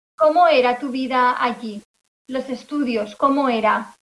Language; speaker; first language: Spanish; native; Spanish